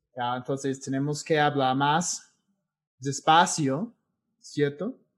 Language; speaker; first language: Spanish; non-native, fluent; English